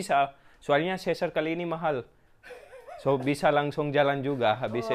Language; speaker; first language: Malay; non-native, fluent; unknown